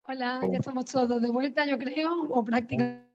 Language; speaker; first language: Spanish; native; Spanish